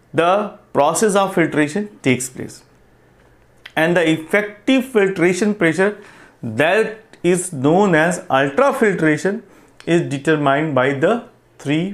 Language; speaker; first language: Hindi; non-native, local second language; Gujarati